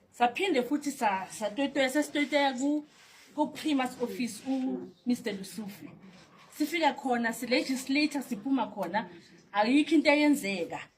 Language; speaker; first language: Zulu; native; Zulu